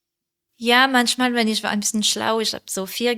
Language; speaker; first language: German; non-native, learner; French